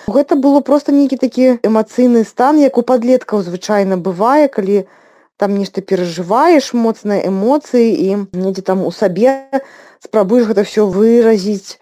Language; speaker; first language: Belarusian; non-native, local second language; Russian